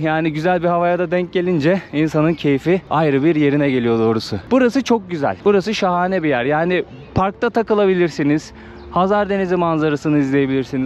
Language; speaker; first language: Turkish; native; Turkish